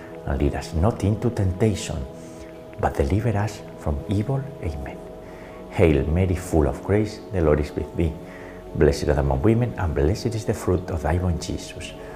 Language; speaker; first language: English; non-native, fluent; Spanish